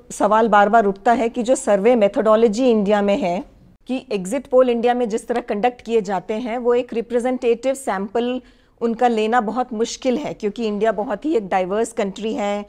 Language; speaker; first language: Hindi; native; Hindi